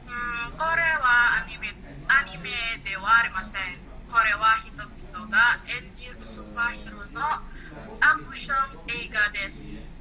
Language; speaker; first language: Japanese; non-native, learner; Indonesian